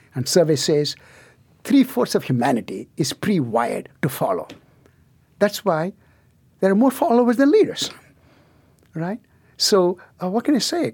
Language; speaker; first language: English; non-native, local second language; Tamil